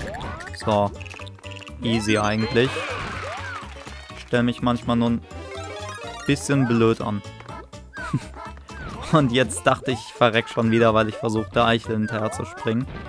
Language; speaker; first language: German; native; German